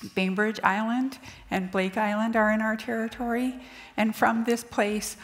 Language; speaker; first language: English; native; English